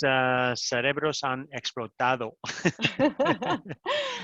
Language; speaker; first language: Spanish; non-native, learner; English